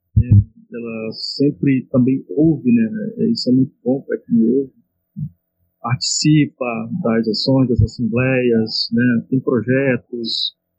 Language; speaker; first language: Portuguese; non-native, local second language; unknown